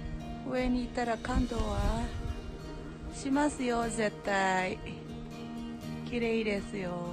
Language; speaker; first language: Japanese; non-native, learner; Filipino